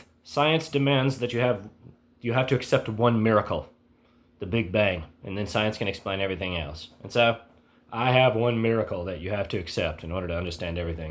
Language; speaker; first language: English; native; English